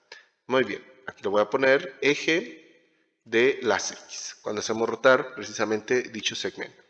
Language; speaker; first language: Spanish; native; Spanish